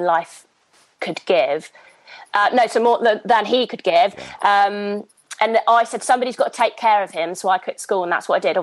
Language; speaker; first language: English; native; English